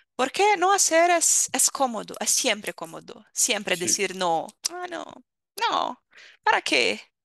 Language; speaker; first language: Spanish; non-native, fluent; Portuguese